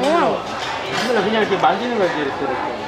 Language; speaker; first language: Korean; native; Korean